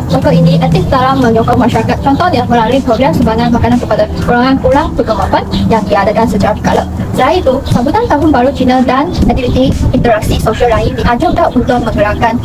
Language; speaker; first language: Malay; non-native, local second language; Chinese